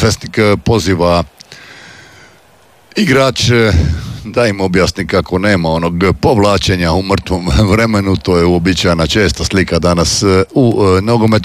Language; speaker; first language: Serbian; native; Serbian